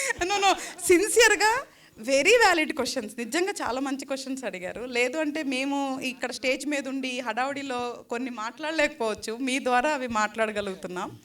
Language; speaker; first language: Telugu; native; Telugu